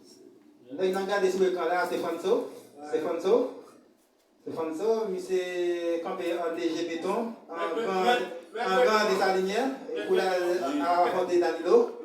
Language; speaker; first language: French; non-native, learner; Haitian Creole